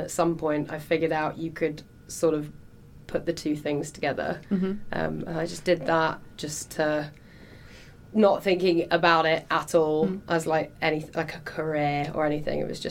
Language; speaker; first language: English; native; English